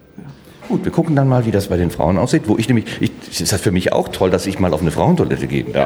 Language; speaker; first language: German; native; German